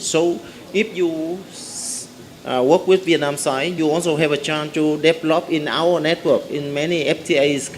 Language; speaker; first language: English; non-native, learner; Vietnamese